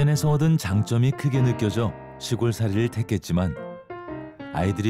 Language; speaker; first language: Korean; native; Korean